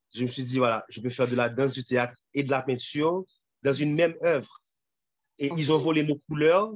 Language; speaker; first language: French; non-native, local second language; Haitian Creole